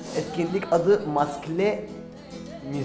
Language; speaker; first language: Turkish; non-native, fluent; Arabic